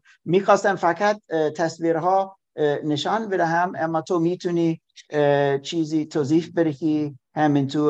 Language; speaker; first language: Persian; non-native, fluent; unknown